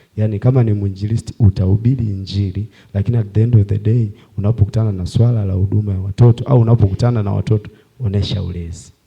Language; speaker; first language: Swahili; native; Swahili